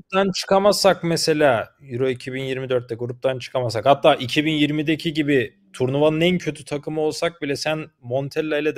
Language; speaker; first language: Turkish; native; Turkish